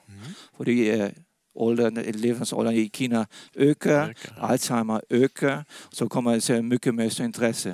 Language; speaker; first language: Swedish; non-native, fluent; Danish